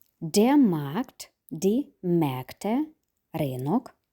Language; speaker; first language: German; non-native, fluent; Ukrainian